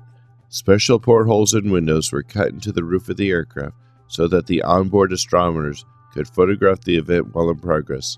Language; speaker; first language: English; native; English